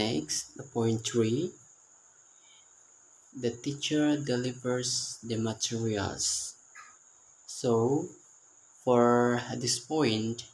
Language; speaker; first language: English; non-native, learner; Indonesian